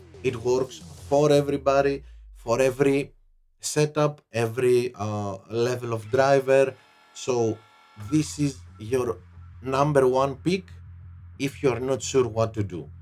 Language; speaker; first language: English; non-native, fluent; Greek